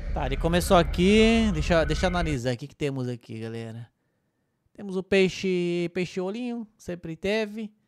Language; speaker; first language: Portuguese; non-native, fluent; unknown